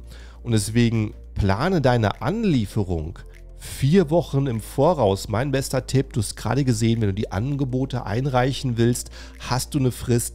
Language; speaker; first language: German; native; German